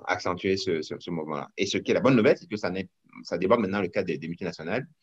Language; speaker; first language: French; non-native, local second language; Rundi